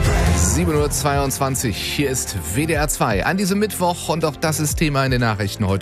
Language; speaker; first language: German; native; German